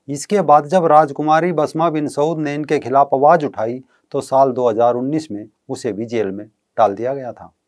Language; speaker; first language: Hindi; native; Hindi